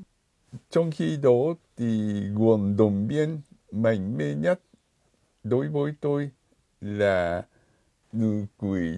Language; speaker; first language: Vietnamese; non-native, fluent; Japanese